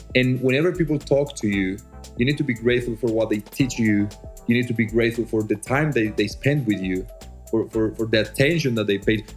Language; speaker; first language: English; non-native, fluent; Spanish